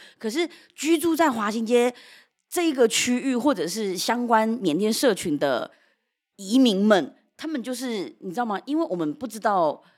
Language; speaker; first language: Chinese; early bilingual, heritage; Chinese